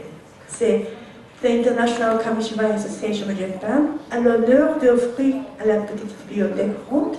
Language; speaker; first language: French; non-native, learner; Japanese